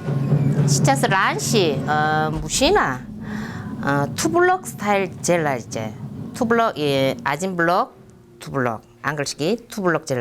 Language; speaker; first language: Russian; non-native, learner; Korean